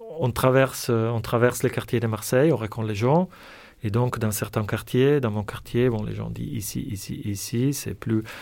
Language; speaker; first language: French; non-native, fluent; Italian